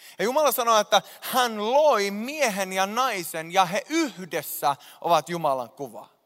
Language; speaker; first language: Finnish; native; Finnish